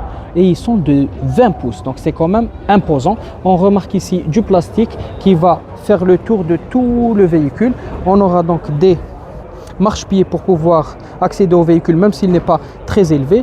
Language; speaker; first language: French; native; French